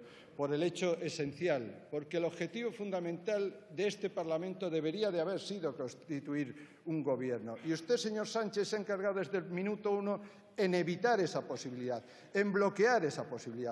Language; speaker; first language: Spanish; native; Spanish